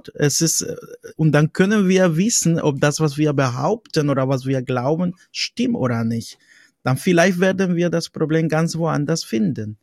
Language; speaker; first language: German; non-native, fluent; Spanish